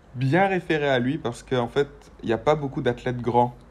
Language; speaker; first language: French; native; French